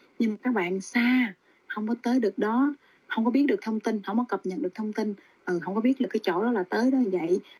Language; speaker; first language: Vietnamese; native; Vietnamese